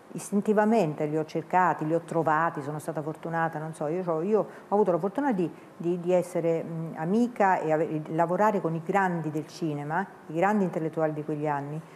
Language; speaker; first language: Italian; native; Italian